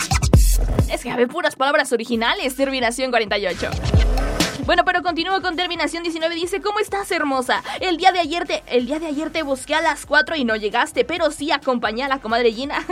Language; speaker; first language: Spanish; native; Spanish